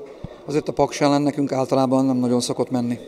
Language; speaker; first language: Hungarian; native; Hungarian